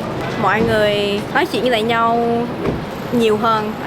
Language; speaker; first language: Vietnamese; early bilingual, heritage; Vietnamese